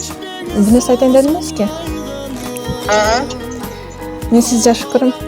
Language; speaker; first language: Kazakh; non-native, local second language; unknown